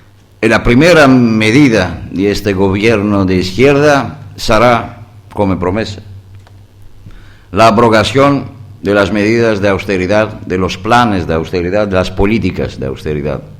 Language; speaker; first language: Spanish; non-native, learner; Greek